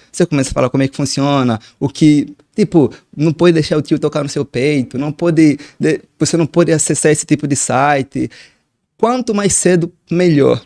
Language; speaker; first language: Portuguese; native; Portuguese